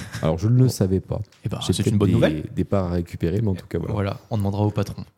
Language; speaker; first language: French; native; French